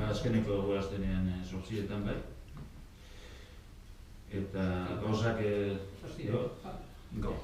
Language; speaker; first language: Basque; native; Basque